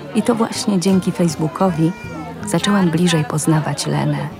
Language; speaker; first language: Polish; native; Polish